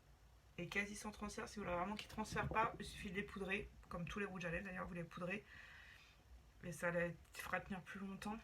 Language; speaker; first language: French; native; French